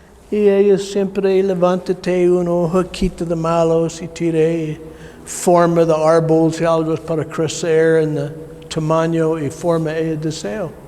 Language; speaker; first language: Spanish; non-native, learner; English